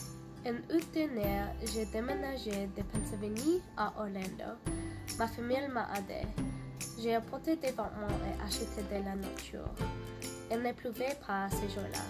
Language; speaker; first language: French; non-native, learner; English